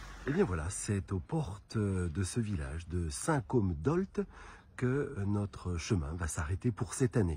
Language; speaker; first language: French; native; French